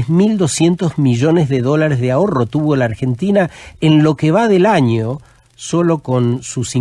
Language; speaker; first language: Spanish; native; Spanish